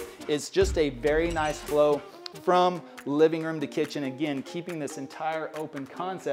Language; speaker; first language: English; native; English